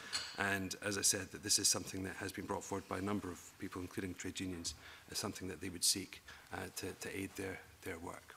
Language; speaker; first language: English; native; English